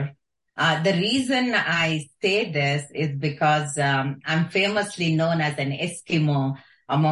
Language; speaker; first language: English; non-native, local second language; Kannada